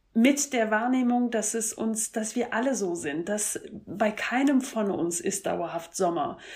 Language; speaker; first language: German; non-native, fluent; French